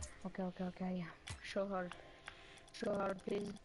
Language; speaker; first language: English; non-native, learner; French